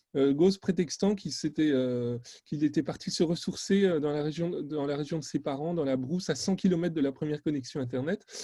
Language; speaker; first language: French; native; French